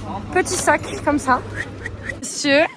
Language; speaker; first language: French; native; French